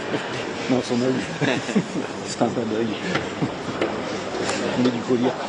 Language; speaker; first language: French; native; French